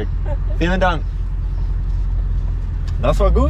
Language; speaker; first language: German; non-native, learner; English